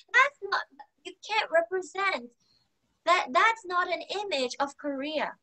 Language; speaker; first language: English; non-native, fluent; Korean